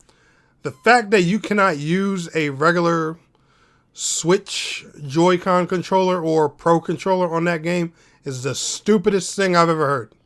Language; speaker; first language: English; native; English